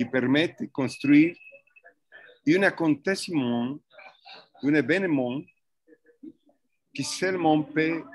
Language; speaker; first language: French; non-native, fluent; Spanish